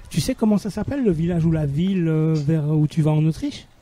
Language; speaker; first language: French; native; French